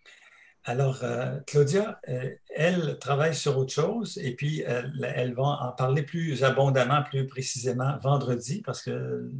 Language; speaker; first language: French; native; French